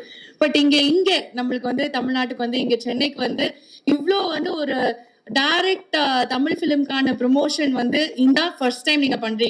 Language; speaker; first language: Tamil; native; Tamil